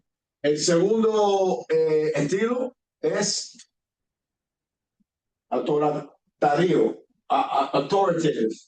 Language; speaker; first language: Spanish; early bilingual, heritage; Spanish